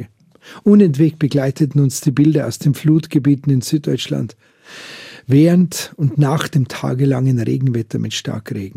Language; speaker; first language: German; native; German